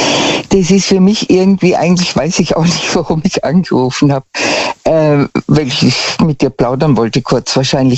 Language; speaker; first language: German; native; German